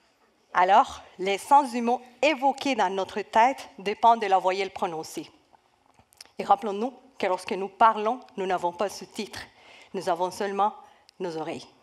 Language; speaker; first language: French; non-native, fluent; Spanish